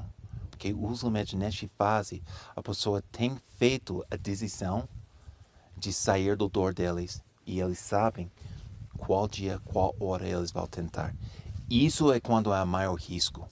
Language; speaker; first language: Portuguese; non-native, fluent; English